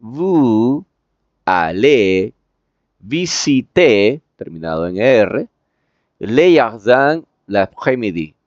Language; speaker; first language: French; non-native, fluent; Spanish